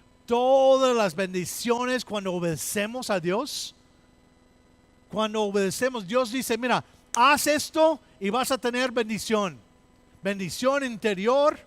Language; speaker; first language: Spanish; non-native, fluent; English